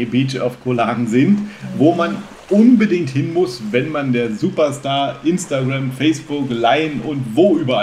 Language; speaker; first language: German; native; German